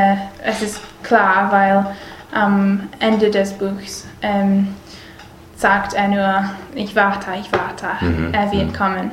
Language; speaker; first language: German; non-native, learner; English